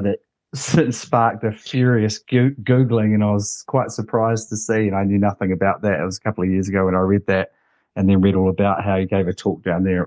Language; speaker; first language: English; native; English